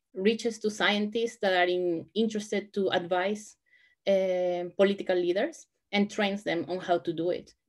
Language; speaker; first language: English; non-native, fluent; Spanish